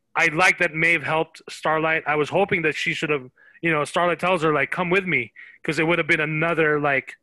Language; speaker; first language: English; non-native, local second language; Filipino